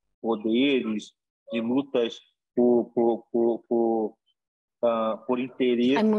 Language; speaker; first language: Spanish; non-native, learner; Portuguese